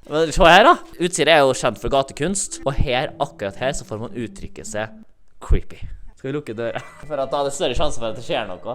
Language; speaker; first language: Norwegian; native; Norwegian